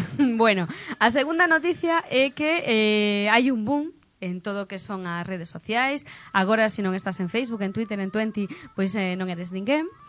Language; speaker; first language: Galician; non-native, local second language; Spanish